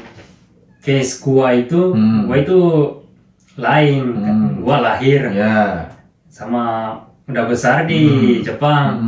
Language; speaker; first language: Indonesian; early bilingual, heritage; Japanese